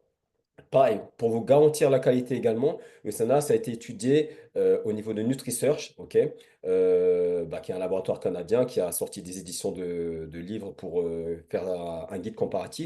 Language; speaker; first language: French; native; French